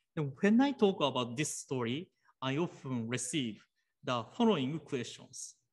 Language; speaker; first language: English; non-native, fluent; Japanese